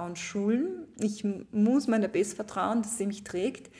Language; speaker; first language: German; native; German